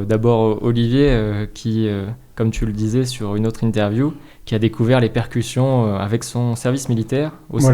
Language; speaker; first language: French; native; French